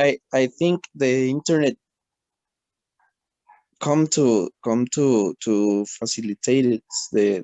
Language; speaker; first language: English; non-native, learner; Spanish